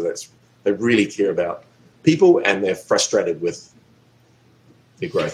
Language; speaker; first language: English; native; English